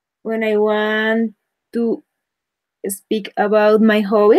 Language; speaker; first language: English; non-native, learner; Spanish